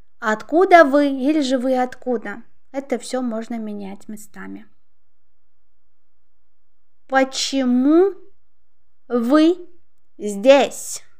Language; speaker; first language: Russian; non-native, local second language; Uzbek